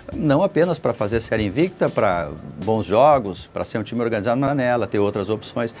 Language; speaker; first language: Portuguese; native; Portuguese